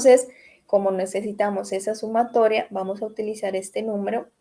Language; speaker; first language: Spanish; native; Spanish